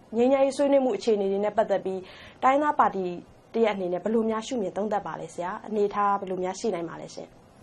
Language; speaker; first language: Burmese; native; Burmese